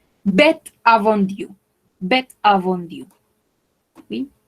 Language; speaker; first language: French; non-native, fluent; Spanish